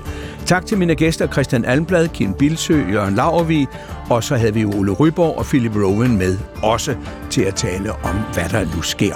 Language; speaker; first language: Danish; native; Danish